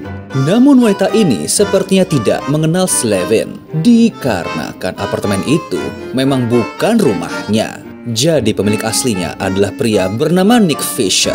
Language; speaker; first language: Indonesian; native; Indonesian